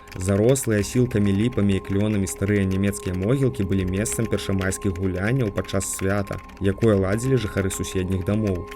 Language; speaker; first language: Belarusian; native; Belarusian